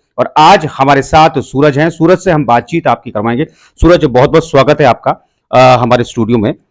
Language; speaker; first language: Hindi; native; Hindi